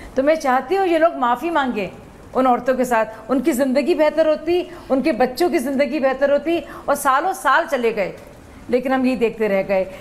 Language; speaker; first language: Hindi; native; Hindi